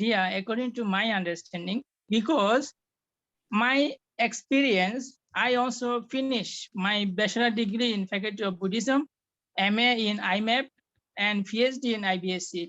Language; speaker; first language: English; non-native, fluent; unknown